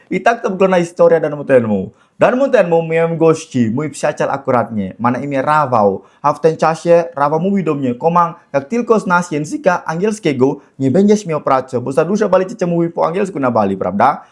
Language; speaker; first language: Polish; non-native, learner; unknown